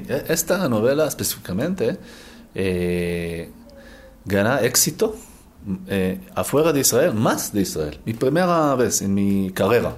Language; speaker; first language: Spanish; non-native, learner; Hebrew